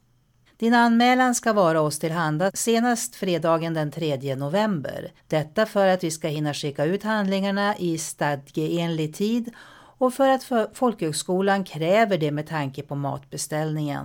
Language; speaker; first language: Swedish; native; Swedish